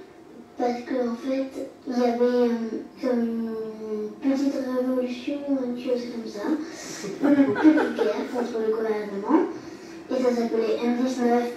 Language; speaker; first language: French; early bilingual, other home language; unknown